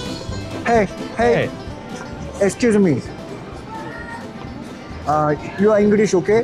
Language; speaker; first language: English; non-native, learner; Japanese